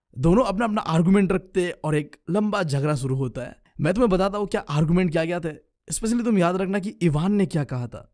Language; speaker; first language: Hindi; non-native, local second language; Bangla